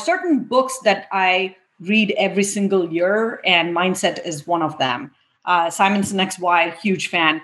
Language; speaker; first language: English; non-native, local second language; Tamil